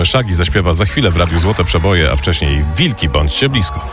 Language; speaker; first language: Polish; native; Polish